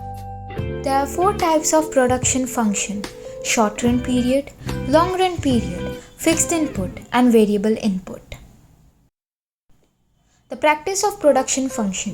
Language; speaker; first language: English; non-native, local second language; Gujarati